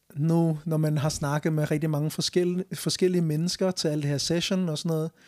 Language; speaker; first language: Danish; early bilingual, other home language; Thai